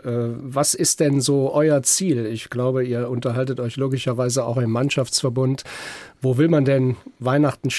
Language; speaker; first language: German; native; German